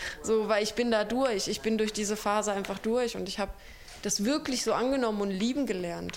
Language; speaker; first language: German; native; German